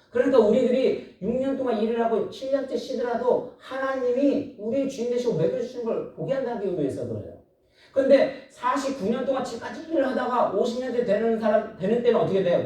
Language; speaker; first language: Korean; native; Korean